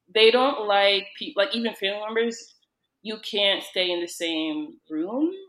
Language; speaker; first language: English; early bilingual, other home language; Yoruba